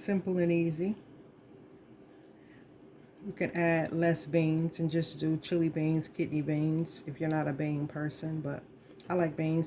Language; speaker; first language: English; native; English